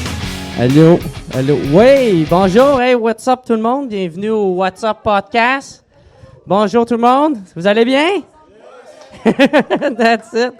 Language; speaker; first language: French; native; French